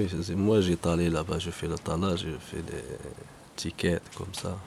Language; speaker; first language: French; non-native, local second language; Arabic